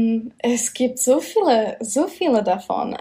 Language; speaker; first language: German; non-native, fluent; Czech